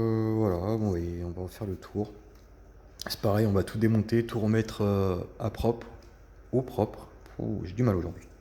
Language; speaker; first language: French; native; French